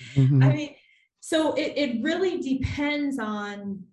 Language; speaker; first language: English; native; English